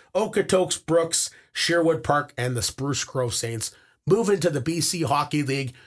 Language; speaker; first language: English; native; English